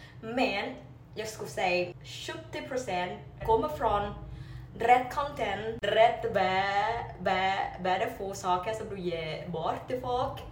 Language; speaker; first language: Swedish; non-native, learner; Vietnamese